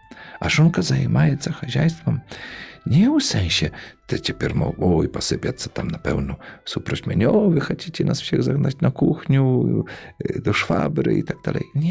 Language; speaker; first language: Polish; non-native, local second language; Belarusian